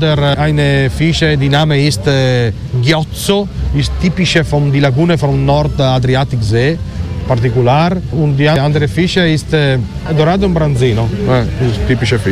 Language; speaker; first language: German; non-native, learner; Italian